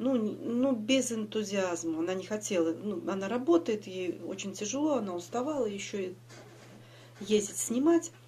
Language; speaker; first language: Russian; native; Russian